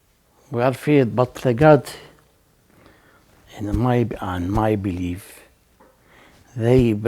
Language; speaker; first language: English; non-native, learner; Arabic